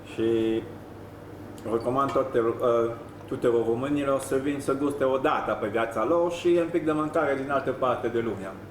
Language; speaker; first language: Romanian; non-native, fluent; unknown